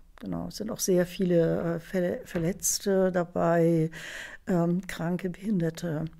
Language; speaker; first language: German; native; German